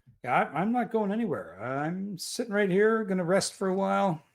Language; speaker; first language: English; native; English